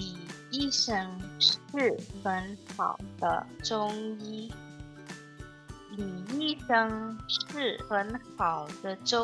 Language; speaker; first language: Chinese; non-native, learner; English